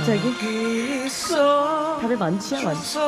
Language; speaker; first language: Korean; native; Korean